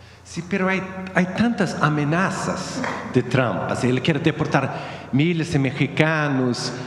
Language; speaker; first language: Spanish; non-native, fluent; Swedish